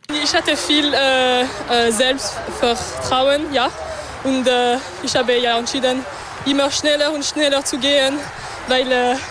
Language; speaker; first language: German; non-native, local second language; French